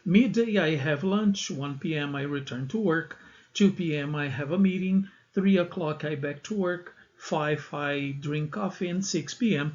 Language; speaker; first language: English; non-native, learner; Portuguese